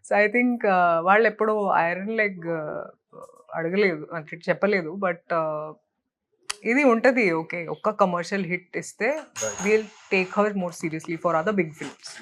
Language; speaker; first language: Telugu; non-native, local second language; Hindi